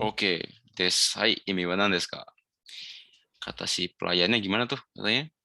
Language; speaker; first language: Indonesian; native; Indonesian